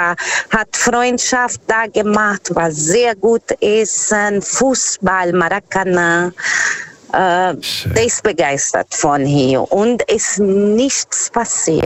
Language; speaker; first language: German; non-native, fluent; Portuguese